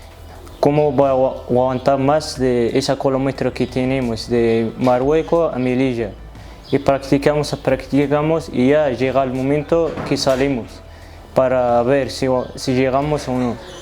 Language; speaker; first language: Spanish; non-native, learner; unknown